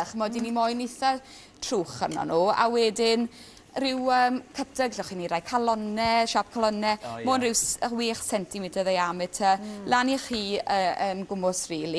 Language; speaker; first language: Welsh; native; Welsh